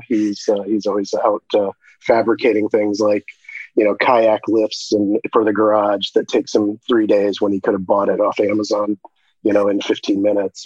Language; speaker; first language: English; native; English